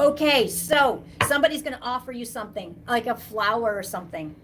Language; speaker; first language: English; native; English